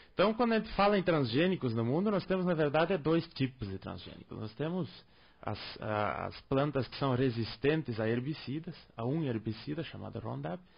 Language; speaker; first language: Portuguese; non-native, local second language; German